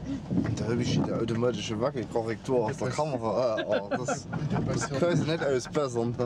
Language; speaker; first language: German; native; German